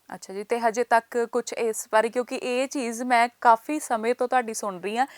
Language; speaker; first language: Punjabi; native; Punjabi